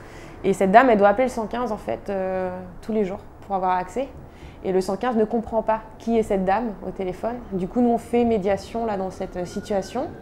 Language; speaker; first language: French; native; French